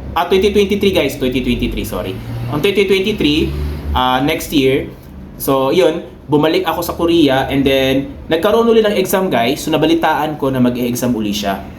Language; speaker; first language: Filipino; non-native, local second language; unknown